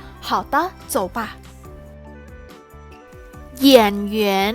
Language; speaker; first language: Chinese; non-native, fluent; Thai